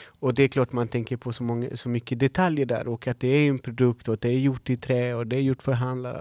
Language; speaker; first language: Swedish; non-native, fluent; Spanish